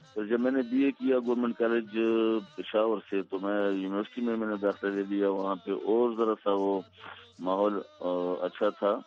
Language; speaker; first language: Urdu; non-native, local second language; Pashto